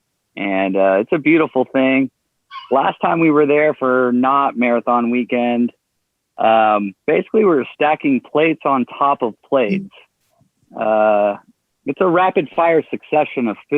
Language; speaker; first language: English; native; English